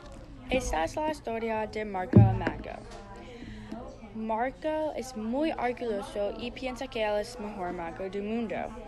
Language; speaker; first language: Spanish; non-native, learner; English